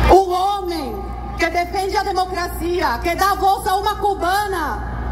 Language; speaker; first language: Portuguese; early bilingual, other home language; Spanish